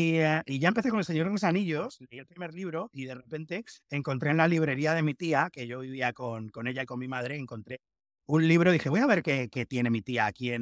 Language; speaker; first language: Spanish; native; Spanish